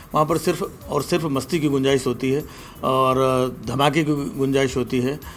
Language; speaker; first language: Hindi; native; Hindi